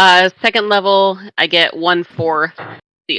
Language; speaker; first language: English; native; English